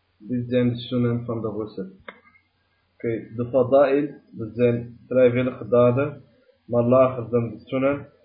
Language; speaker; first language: Dutch; early bilingual, other home language; Arabic